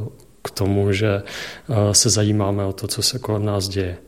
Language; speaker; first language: Czech; native; Czech